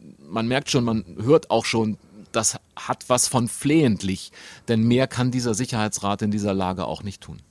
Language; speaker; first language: German; native; German